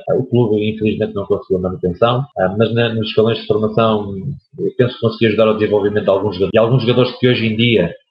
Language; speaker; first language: Portuguese; native; Portuguese